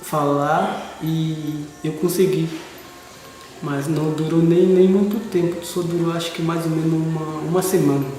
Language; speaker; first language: Portuguese; non-native, local second language; Guarani